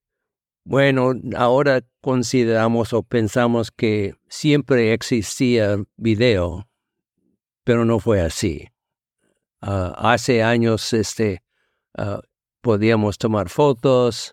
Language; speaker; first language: Spanish; non-native, fluent; English